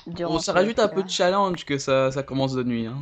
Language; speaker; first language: French; native; French